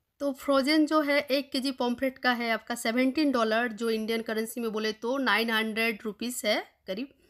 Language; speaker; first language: Hindi; non-native, local second language; Bangla